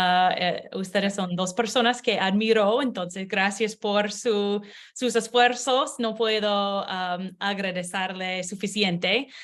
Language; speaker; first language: Spanish; non-native, learner; English